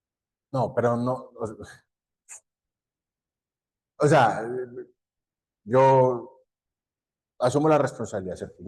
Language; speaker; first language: Spanish; native; Spanish